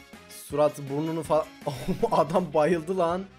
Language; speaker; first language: Turkish; native; Turkish